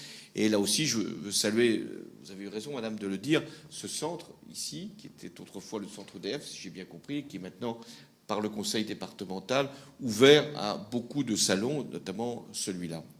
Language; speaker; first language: French; native; French